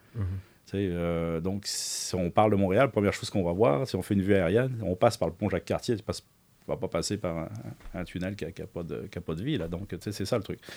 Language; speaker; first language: French; native; French